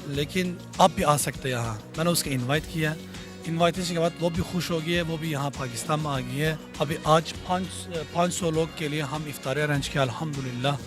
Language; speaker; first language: Hindi; non-native, learner; Turkish